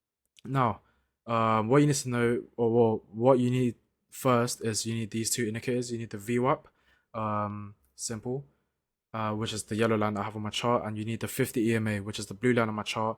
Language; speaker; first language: English; native; English